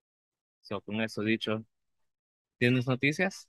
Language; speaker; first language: Spanish; early bilingual, heritage; Spanish